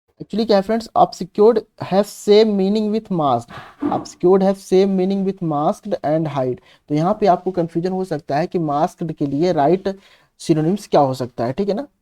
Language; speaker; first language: Hindi; native; Hindi